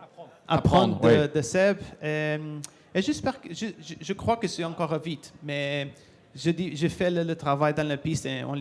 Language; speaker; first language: French; non-native, learner; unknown